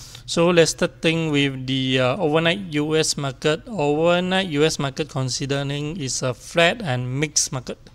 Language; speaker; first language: English; non-native, local second language; Chinese